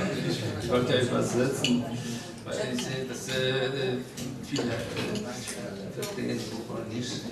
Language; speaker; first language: German; non-native, fluent; Polish